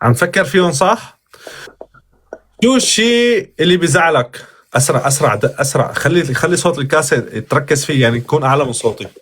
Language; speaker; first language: Arabic; native; Arabic